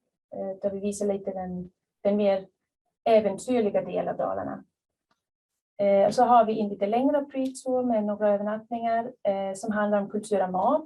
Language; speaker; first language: Swedish; native; Swedish